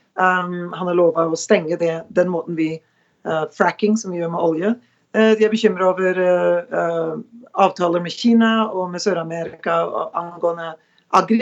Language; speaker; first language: Norwegian; native; Norwegian